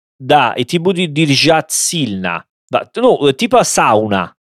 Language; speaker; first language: Russian; non-native, learner; Italian